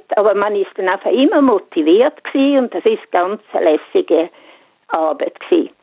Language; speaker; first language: German; non-native, fluent; Swedish